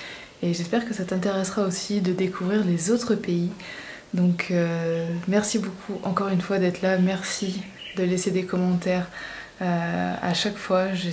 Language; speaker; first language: French; native; French